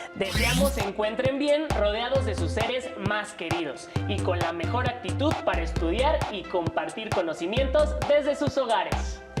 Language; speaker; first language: Spanish; native; Spanish